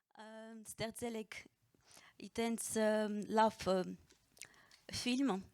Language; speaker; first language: Armenian; early bilingual, heritage; Armenian